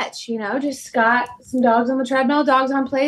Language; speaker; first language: English; native; English